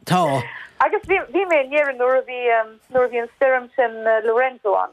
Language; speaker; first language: Irish; non-native, fluent; German